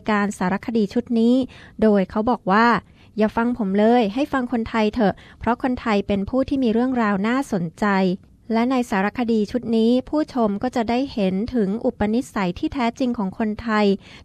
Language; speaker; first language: Thai; native; Thai